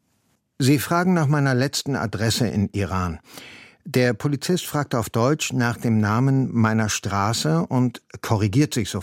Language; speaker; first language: German; non-native, fluent; Persian